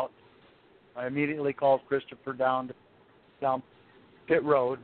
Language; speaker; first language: English; native; English